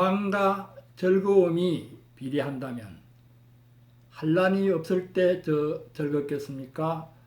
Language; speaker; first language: Korean; native; Korean